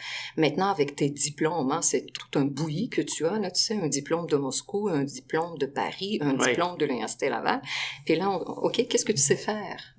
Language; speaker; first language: French; non-native, fluent; Russian